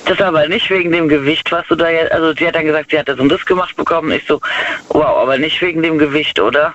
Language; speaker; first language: German; native; German